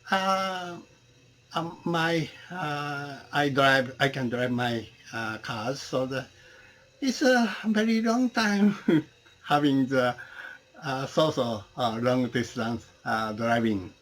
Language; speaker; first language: English; non-native, learner; Japanese